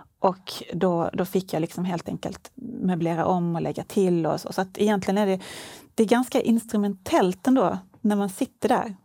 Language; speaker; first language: Swedish; native; Swedish